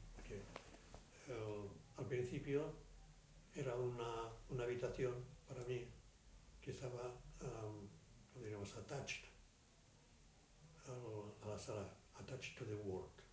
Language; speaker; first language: Spanish; native; Spanish